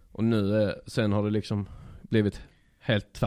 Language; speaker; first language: Swedish; native; Swedish